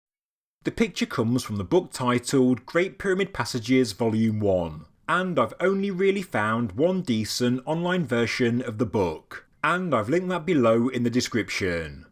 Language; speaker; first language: English; native; English